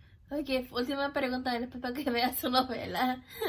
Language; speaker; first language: Spanish; early bilingual, heritage; Spanish